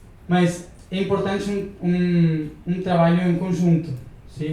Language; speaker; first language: Portuguese; non-native, learner; Spanish